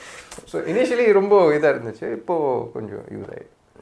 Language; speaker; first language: Tamil; non-native, local second language; Telugu